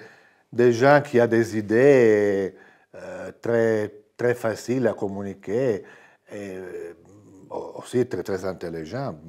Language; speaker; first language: French; non-native, fluent; Italian